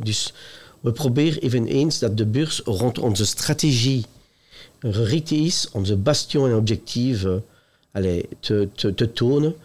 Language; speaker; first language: Dutch; non-native, local second language; French